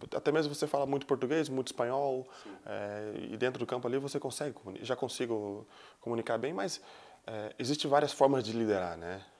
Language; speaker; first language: Portuguese; native; Portuguese